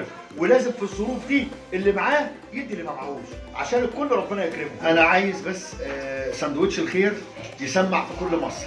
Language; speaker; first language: Arabic; native; Arabic